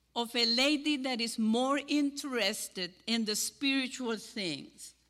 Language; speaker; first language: English; non-native, fluent; Spanish